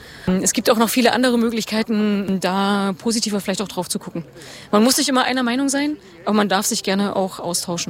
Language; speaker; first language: German; native; German